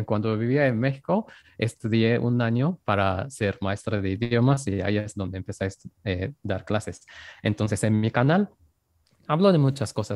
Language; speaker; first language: Spanish; non-native, fluent; Japanese